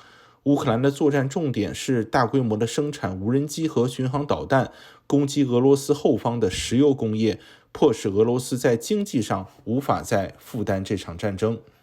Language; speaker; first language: Chinese; native; Chinese